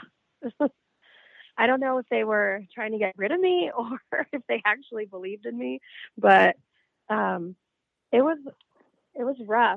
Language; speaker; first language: English; native; English